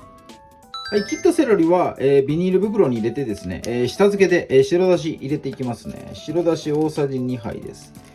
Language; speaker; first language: Japanese; native; Japanese